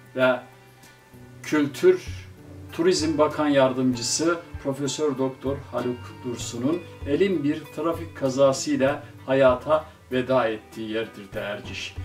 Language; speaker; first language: Turkish; native; Turkish